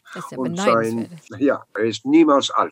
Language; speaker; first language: German; non-native, learner; English